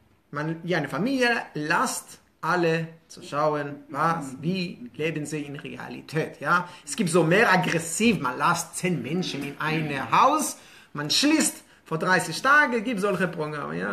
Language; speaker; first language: German; non-native, fluent; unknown